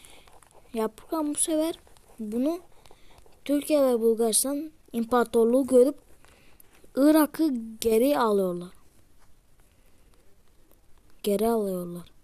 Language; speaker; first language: Turkish; early bilingual, heritage; Turkish